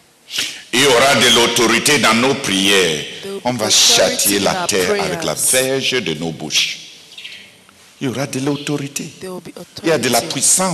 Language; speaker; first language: French; non-native, local second language; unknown